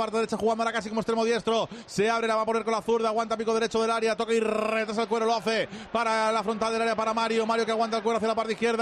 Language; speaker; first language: Spanish; native; Spanish